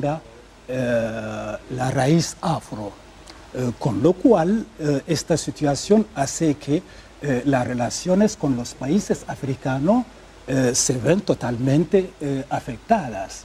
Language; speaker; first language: Spanish; non-native, fluent; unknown